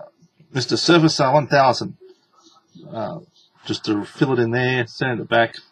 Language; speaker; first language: English; native; English